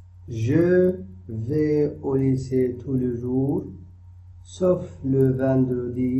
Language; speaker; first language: French; non-native, fluent; Arabic